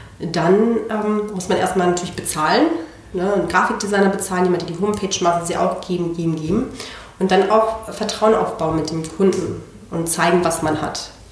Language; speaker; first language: German; non-native, fluent; Spanish